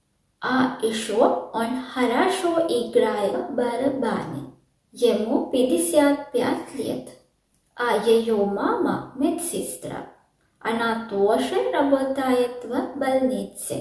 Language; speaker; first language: Russian; non-native, learner; Sinhala